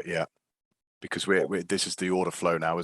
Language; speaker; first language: English; native; English